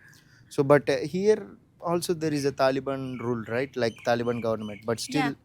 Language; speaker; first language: English; non-native, learner; Telugu